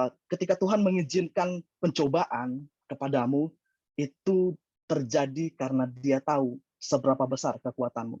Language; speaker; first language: Indonesian; native; Indonesian